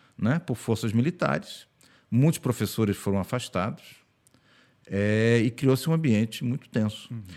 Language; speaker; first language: Portuguese; early bilingual, heritage; Portuguese